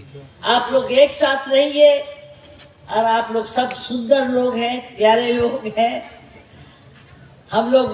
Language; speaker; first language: Hindi; non-native, local second language; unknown